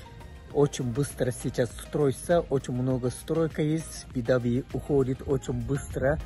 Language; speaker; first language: Russian; non-native, fluent; Turkish